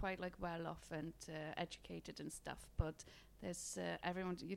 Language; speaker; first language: English; non-native, fluent; Icelandic